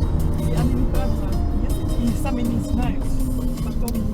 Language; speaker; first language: Russian; non-native, learner; German